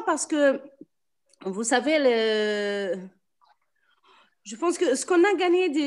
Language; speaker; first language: French; non-native, local second language; Arabic